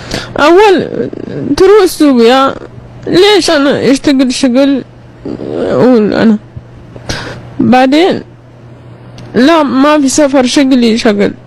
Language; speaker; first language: Arabic; non-native, learner; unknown